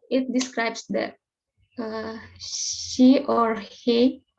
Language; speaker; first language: English; non-native, learner; Indonesian